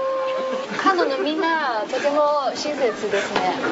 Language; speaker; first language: Japanese; non-native, learner; Chinese